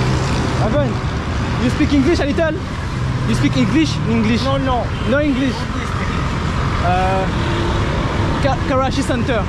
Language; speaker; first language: English; non-native, learner; French